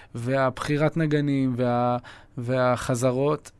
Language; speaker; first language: Hebrew; early bilingual, other home language; French